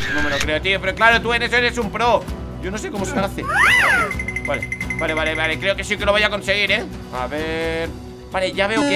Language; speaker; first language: Spanish; native; Spanish